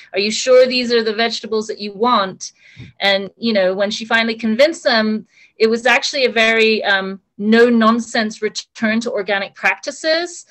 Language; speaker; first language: English; native; English